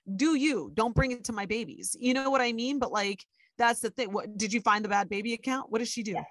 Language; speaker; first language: English; early bilingual, other home language; Spanish